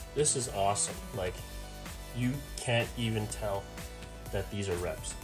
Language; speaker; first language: English; native; English